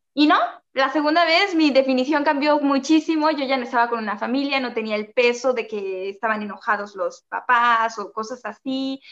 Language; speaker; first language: Spanish; native; Spanish